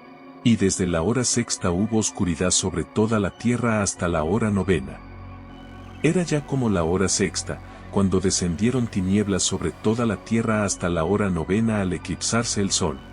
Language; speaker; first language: Spanish; native; Spanish